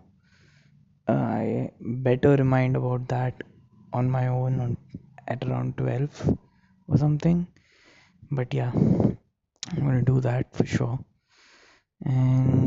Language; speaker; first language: English; non-native, local second language; Marathi